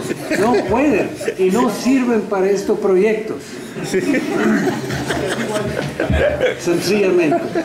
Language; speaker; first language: Spanish; non-native, fluent; English